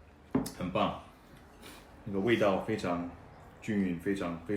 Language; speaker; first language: Chinese; early bilingual, heritage; Chinese